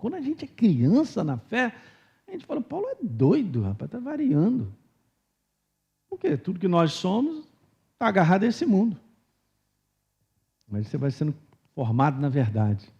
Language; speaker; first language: Portuguese; native; Portuguese